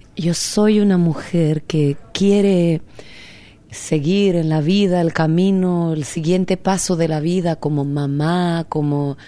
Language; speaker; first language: Spanish; native; Spanish